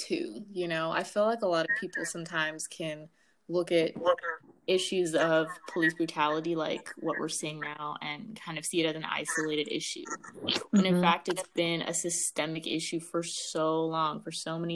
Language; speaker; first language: English; early bilingual, other home language; Amharic